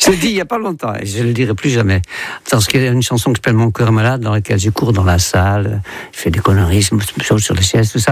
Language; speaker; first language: French; non-native, fluent; Dutch